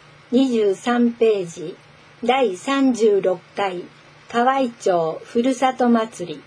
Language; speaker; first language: Japanese; native; Japanese